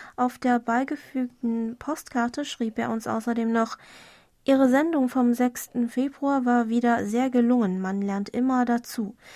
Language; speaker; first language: German; non-native, fluent; Korean